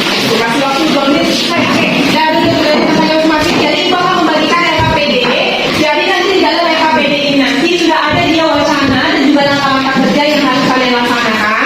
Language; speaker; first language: Indonesian; native; Indonesian